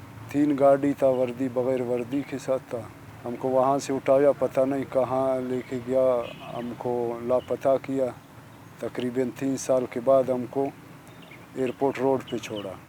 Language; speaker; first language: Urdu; non-native, local second language; Baluchi